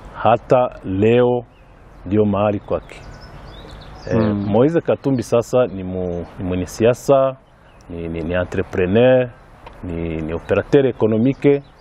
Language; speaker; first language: Swahili; native; Swahili